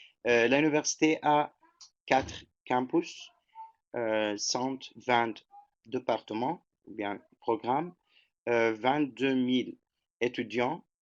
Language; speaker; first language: French; non-native, fluent; Turkish